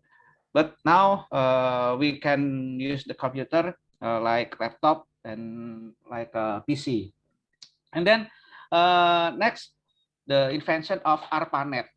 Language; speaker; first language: English; non-native, learner; Indonesian